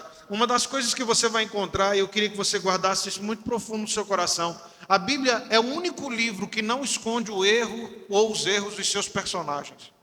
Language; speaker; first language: Portuguese; native; Portuguese